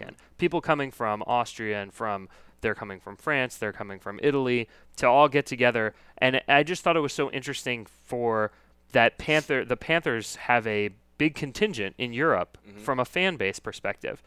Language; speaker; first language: English; native; English